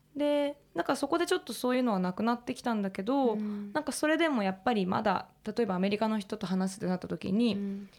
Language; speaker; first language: Japanese; native; Japanese